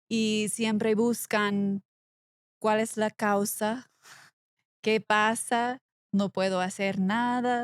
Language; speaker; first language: Spanish; non-native, learner; English